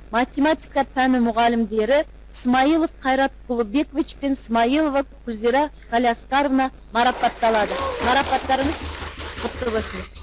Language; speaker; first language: Kazakh; native; Kazakh